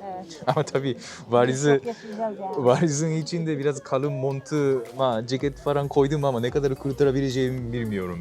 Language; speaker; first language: Turkish; non-native, fluent; Japanese